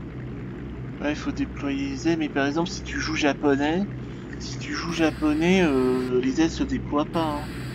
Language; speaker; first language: French; native; French